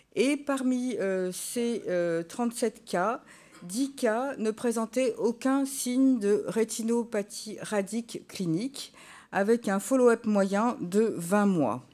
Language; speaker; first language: French; native; French